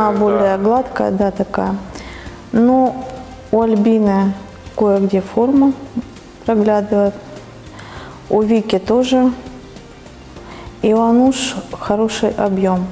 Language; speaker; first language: Russian; native; Russian